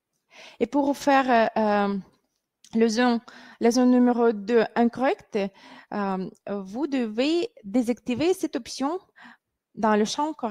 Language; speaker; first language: French; non-native, fluent; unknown